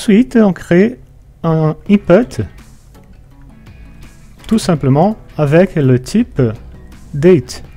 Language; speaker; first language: French; non-native, fluent; Portuguese